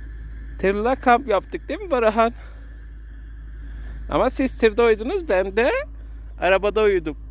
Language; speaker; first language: Turkish; native; Turkish